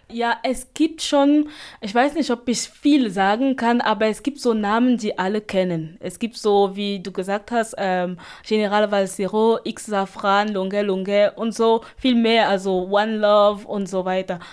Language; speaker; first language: German; non-native, fluent; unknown